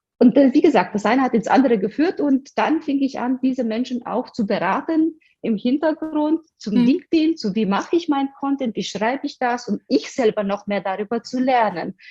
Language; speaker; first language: German; non-native, fluent; Romanian